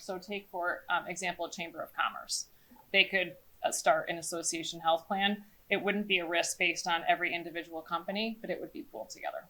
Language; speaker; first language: English; native; English